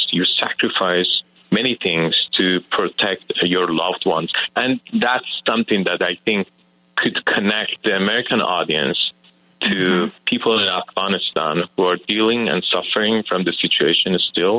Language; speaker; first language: English; non-native, fluent; Persian